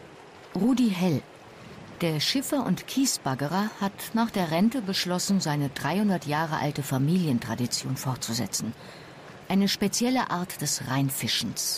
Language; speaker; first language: German; native; German